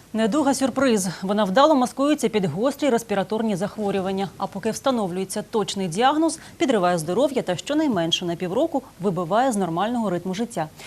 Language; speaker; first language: Ukrainian; native; Ukrainian